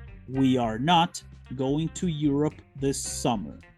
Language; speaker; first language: English; non-native, fluent; Spanish